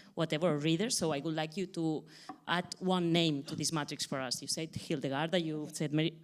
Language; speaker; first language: English; non-native, fluent; Catalan